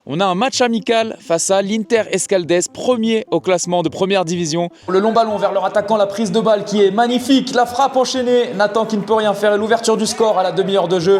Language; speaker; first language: French; native; French